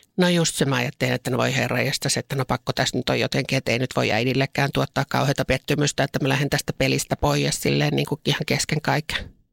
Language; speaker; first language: Finnish; native; Finnish